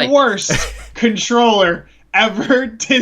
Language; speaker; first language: English; native; English